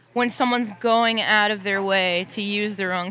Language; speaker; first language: English; native; English